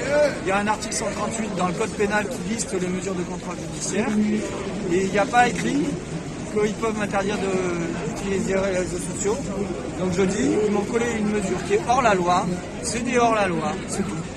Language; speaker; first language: French; native; French